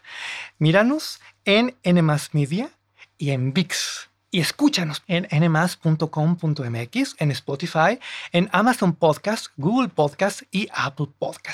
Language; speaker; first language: Spanish; native; Spanish